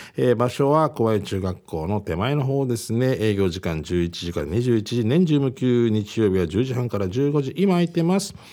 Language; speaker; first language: Japanese; native; Japanese